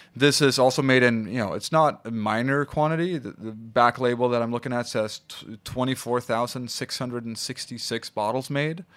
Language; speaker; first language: English; non-native, fluent; Swedish